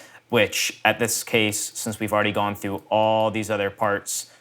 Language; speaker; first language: English; native; English